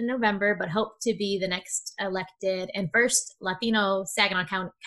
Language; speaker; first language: English; native; English